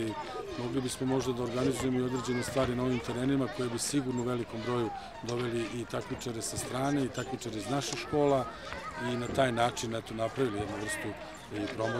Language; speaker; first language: Serbian; native; Serbian